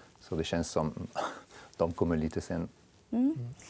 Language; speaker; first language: Swedish; non-native, fluent; French